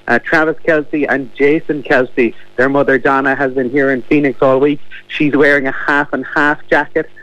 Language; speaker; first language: English; native; English